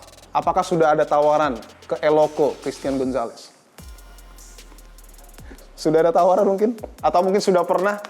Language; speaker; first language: Indonesian; native; Indonesian